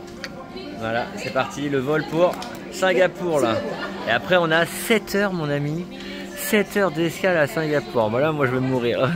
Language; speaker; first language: French; native; French